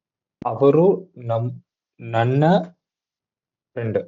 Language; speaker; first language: Kannada; non-native, learner; Tamil